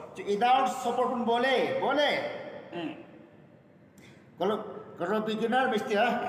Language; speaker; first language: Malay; non-native, learner; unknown